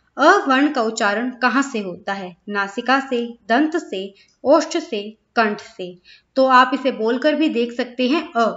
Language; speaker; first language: Hindi; native; Hindi